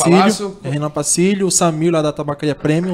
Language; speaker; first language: Portuguese; native; Portuguese